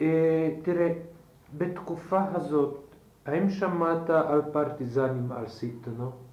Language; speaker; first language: Hebrew; non-native, fluent; Slovak